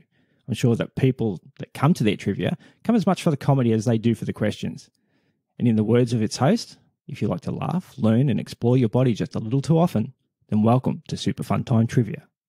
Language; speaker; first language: English; native; English